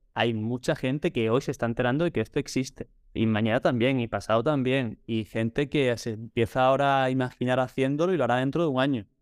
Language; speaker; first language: Spanish; native; Spanish